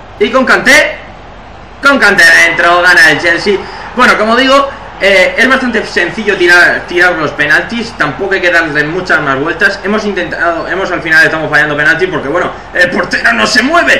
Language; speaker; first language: Spanish; native; Spanish